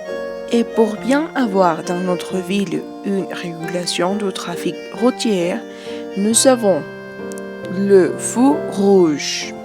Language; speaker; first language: French; non-native, fluent; Spanish